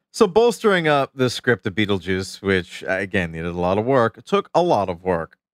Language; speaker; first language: English; native; English